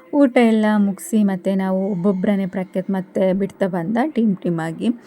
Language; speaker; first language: Kannada; non-native, local second language; Tulu